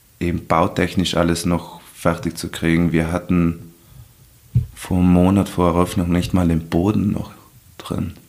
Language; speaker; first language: German; non-native, local second language; Ladin